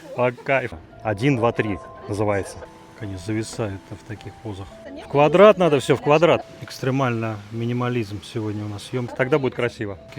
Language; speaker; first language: Russian; native; Russian